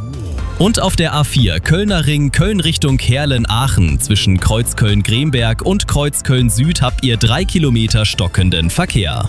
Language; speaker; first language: German; native; German